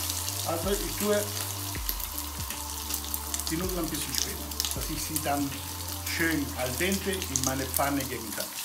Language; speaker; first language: German; non-native, fluent; Italian